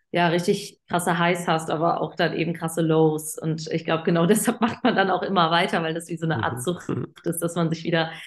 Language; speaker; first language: German; native; German